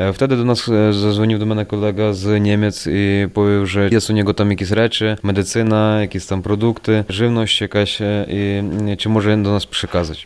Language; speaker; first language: Polish; non-native, learner; Ukrainian